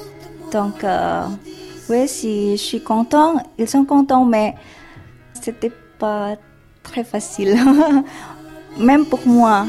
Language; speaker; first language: French; non-native, learner; Indonesian